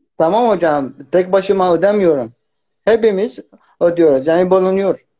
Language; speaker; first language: Turkish; non-native, learner; Arabic